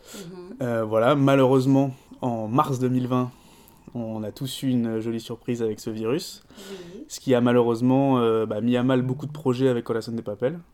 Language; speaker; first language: French; native; French